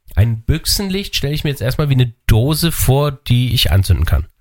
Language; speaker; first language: German; native; German